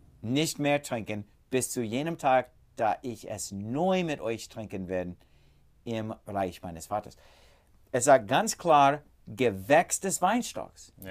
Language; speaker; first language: German; non-native, fluent; English